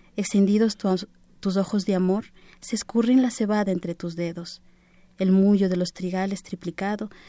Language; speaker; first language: Spanish; native; Spanish